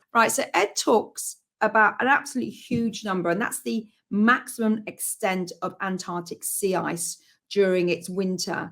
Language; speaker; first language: English; native; English